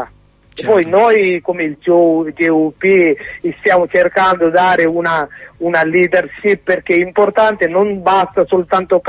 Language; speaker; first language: Italian; non-native, learner; Sinhala